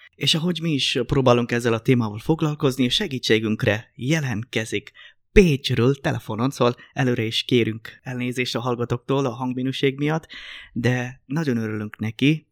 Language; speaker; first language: Hungarian; non-native, fluent; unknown